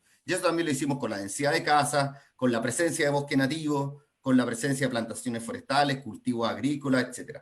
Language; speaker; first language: Spanish; native; Spanish